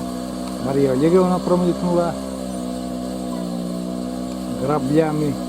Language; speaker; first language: Russian; native; Russian